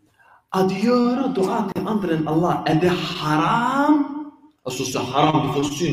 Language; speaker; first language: Swedish; early bilingual, other home language; Arabic